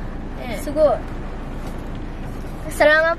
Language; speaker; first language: Japanese; early bilingual, other home language; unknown